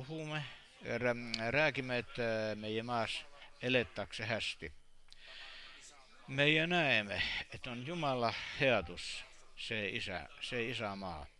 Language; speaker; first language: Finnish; non-native, learner; Estonian